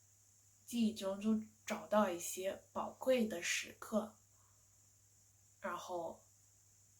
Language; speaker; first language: Chinese; non-native, fluent; English